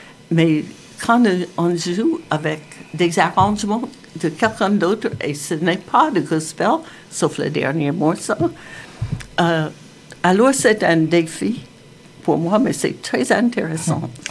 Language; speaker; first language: French; non-native, fluent; English